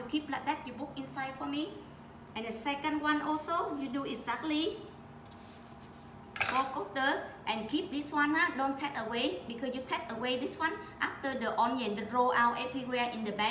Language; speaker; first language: English; non-native, learner; Vietnamese